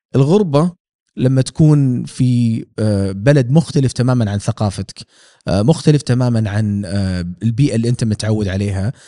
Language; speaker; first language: Arabic; native; Arabic